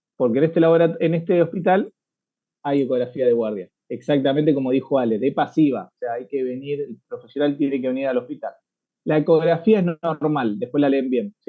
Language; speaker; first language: Spanish; native; Spanish